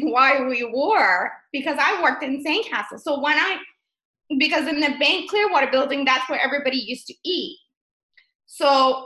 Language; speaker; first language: English; early bilingual, other home language; Russian